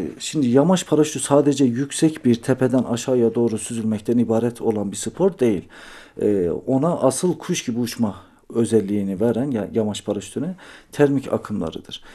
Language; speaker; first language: Turkish; native; Turkish